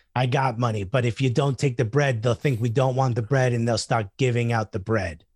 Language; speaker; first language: English; native; English